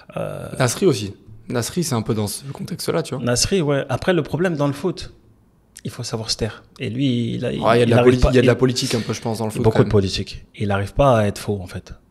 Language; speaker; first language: French; native; French